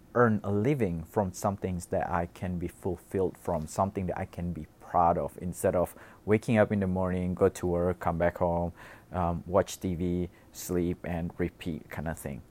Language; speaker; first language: English; non-native, fluent; Indonesian